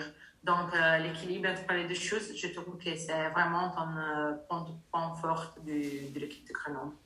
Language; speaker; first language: French; non-native, learner; Italian